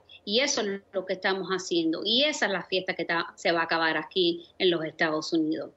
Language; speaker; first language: Spanish; early bilingual, other home language; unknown